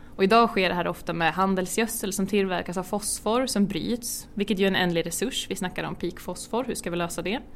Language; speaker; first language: Swedish; native; Swedish